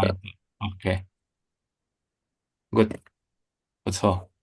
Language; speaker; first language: Chinese; non-native, fluent; Indonesian